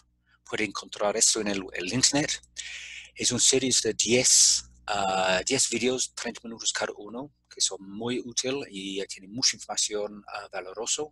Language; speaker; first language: Spanish; non-native, fluent; English